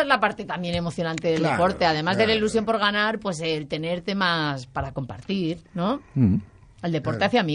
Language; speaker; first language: Spanish; native; Spanish